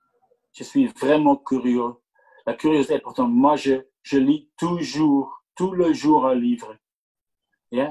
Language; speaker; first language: French; non-native, local second language; Dutch